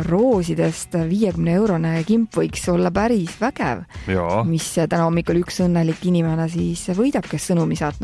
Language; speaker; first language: Estonian; native; Estonian